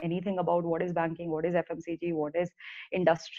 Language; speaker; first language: English; non-native, local second language; Hindi